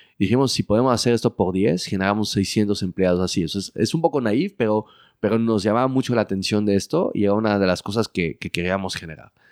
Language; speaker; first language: Spanish; early bilingual, heritage; French